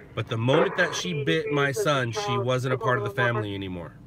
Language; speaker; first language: English; native; English